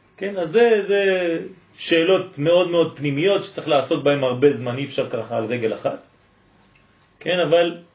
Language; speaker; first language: Hebrew; non-native, fluent; French